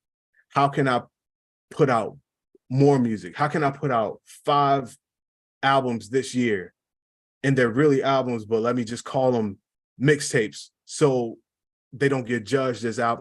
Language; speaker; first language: English; native; English